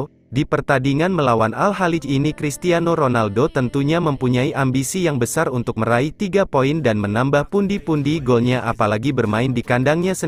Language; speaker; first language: Indonesian; native; Indonesian